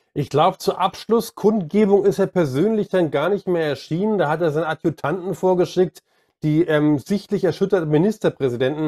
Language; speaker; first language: German; native; German